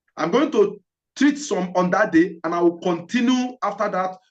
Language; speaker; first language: English; non-native, local second language; Yoruba